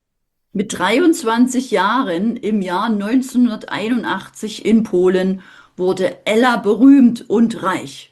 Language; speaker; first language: German; native; German